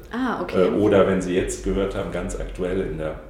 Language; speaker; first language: German; native; German